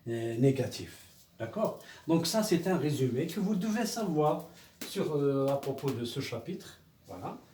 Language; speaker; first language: French; non-native, local second language; Arabic